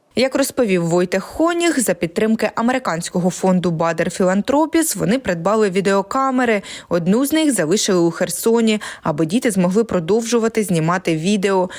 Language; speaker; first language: Ukrainian; native; Ukrainian